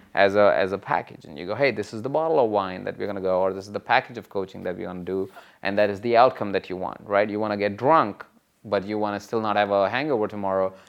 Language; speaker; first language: English; non-native, local second language; Hindi